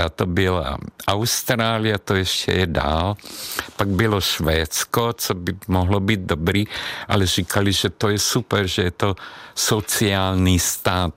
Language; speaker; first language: Czech; non-native, fluent; Hungarian